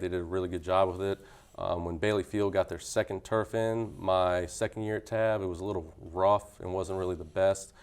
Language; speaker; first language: English; native; English